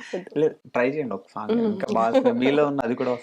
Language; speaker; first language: Telugu; native; Telugu